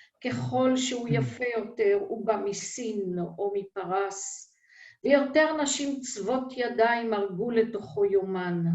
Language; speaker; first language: Hebrew; native; Hebrew